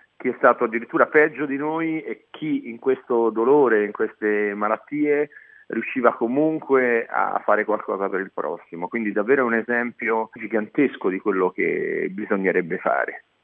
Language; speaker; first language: Italian; native; Italian